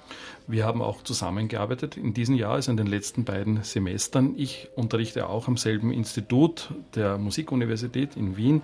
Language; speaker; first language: German; native; German